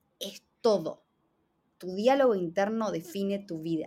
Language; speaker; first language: Spanish; native; Spanish